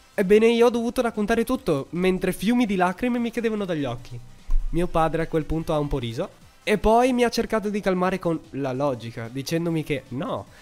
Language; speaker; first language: Italian; early bilingual, heritage; Italian